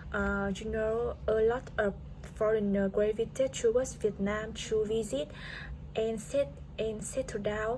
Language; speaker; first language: English; non-native, learner; Vietnamese